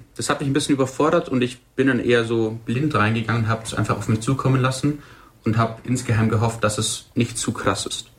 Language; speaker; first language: German; native; German